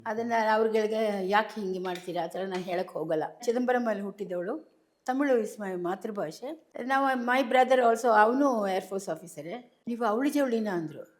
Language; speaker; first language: Kannada; non-native, local second language; Tamil